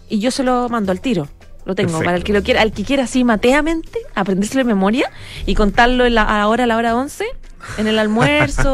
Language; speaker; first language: Spanish; native; Spanish